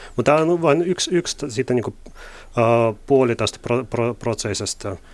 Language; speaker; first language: Finnish; non-native, fluent; Russian